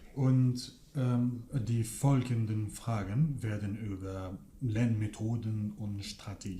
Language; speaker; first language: German; non-native, fluent; Kurdish